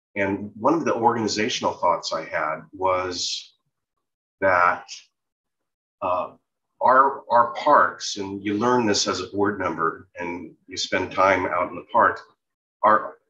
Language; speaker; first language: English; native; English